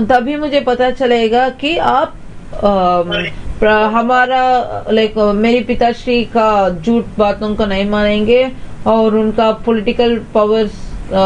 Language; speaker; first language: Hindi; non-native, local second language; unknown